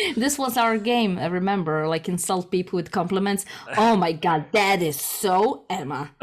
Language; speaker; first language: English; non-native, fluent; Croatian